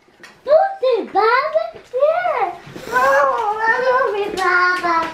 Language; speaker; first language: Polish; early bilingual, heritage; Polish